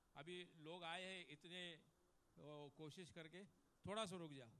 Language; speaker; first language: Hindi; non-native, local second language; Marathi